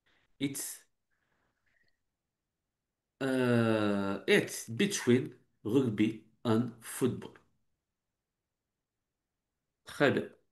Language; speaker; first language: English; non-native, learner; French